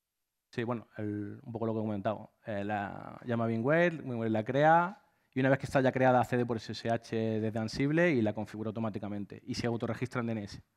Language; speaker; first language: Spanish; native; Spanish